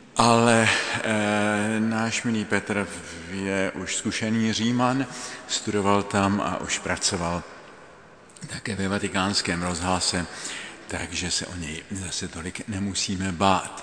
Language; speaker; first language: Czech; native; Czech